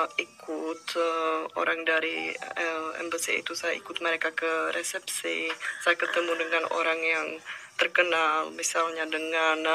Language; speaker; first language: Indonesian; non-native, fluent; Czech